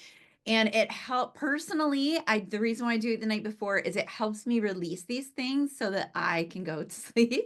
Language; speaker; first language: English; native; English